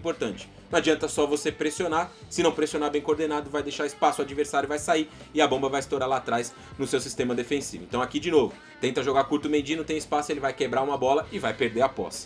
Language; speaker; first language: Portuguese; native; Portuguese